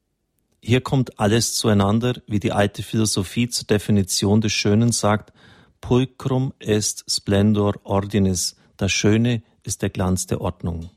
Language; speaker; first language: German; native; German